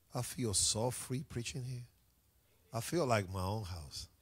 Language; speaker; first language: English; non-native, fluent; Spanish